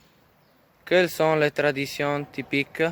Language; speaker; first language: French; non-native, learner; Italian